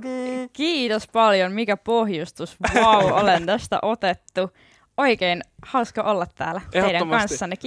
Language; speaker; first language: Finnish; native; Finnish